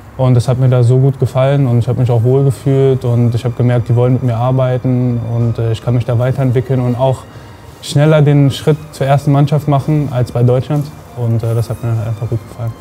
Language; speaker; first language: German; native; German